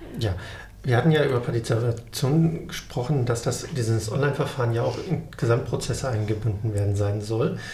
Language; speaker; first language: German; native; German